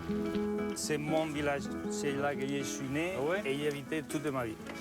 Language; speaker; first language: French; non-native, fluent; Spanish